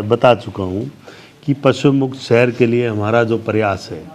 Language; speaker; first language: Hindi; native; Hindi